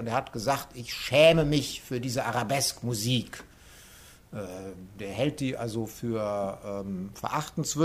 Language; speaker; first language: German; native; German